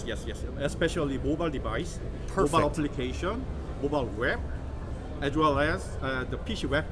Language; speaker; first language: English; non-native, learner; Korean